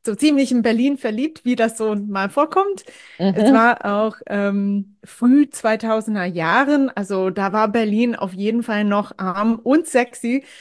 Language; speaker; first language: German; non-native, fluent; English